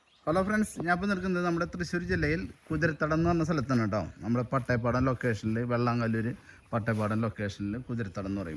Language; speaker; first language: Malayalam; native; Malayalam